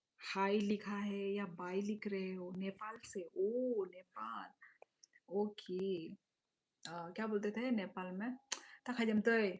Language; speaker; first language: Hindi; non-native, local second language; Kok Borok